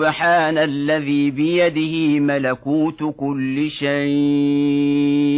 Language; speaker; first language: Arabic; native; Arabic